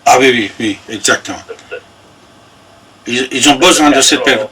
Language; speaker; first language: French; non-native, fluent; Persian